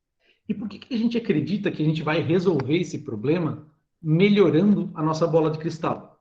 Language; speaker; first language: Portuguese; native; Portuguese